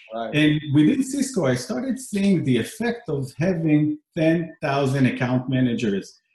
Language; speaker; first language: English; non-native, fluent; Hebrew